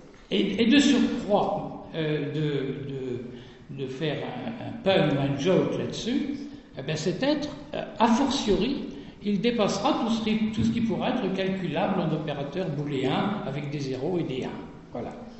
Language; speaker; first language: French; native; French